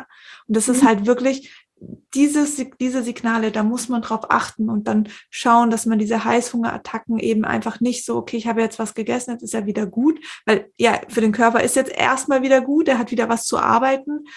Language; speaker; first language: German; native; German